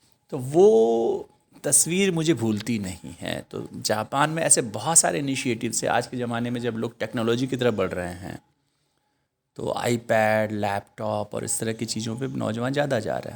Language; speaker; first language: Hindi; native; Hindi